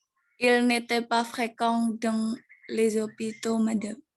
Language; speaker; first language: French; non-native, learner; Indonesian